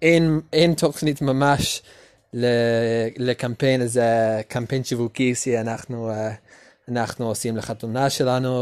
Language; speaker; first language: Hebrew; non-native, learner; English